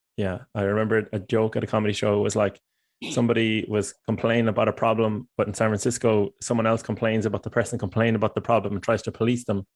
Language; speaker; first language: English; native; English